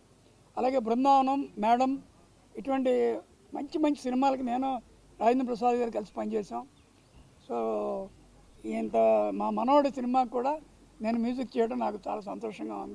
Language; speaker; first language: Telugu; native; Telugu